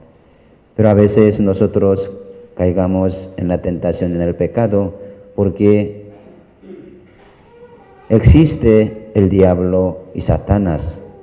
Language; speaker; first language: Spanish; non-native, learner; Korean